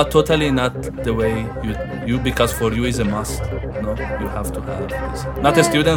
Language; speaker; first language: English; non-native, fluent; Persian